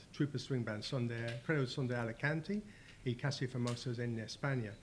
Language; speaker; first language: Spanish; non-native, learner; English